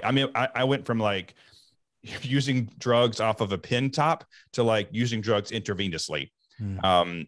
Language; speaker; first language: English; native; English